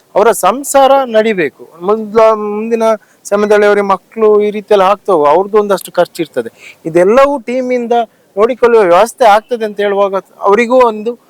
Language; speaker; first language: Kannada; native; Kannada